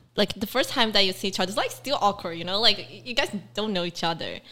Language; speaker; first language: English; early bilingual, other home language; Portuguese